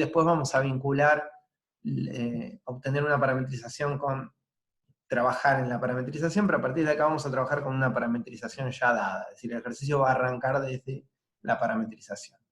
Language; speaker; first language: Spanish; native; Spanish